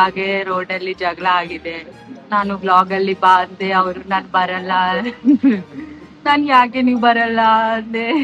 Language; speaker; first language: Kannada; non-native, learner; Telugu